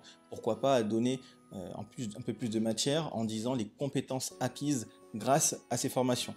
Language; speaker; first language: French; native; French